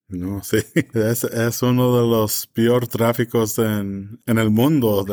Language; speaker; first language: Spanish; early bilingual, heritage; English